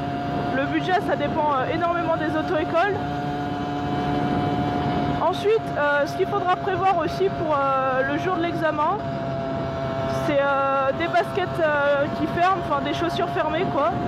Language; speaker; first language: French; native; French